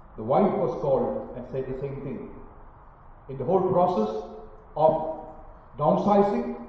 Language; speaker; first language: English; non-native, local second language; Malayalam